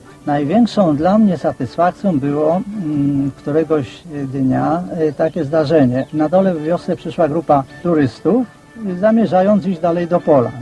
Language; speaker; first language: Polish; native; Polish